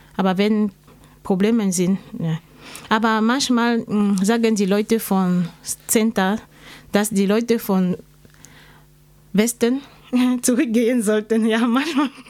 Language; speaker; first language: German; non-native, learner; French